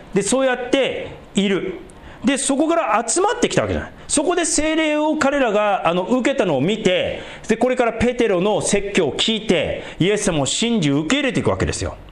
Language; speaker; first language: Japanese; native; Japanese